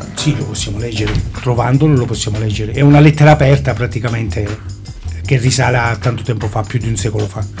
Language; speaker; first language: Italian; native; Italian